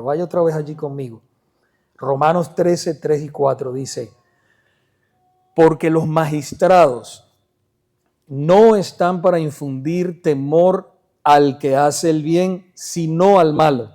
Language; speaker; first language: Spanish; native; Spanish